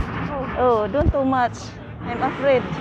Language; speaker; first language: English; non-native, local second language; Filipino